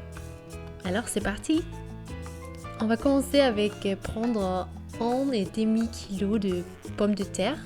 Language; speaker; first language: French; non-native, learner; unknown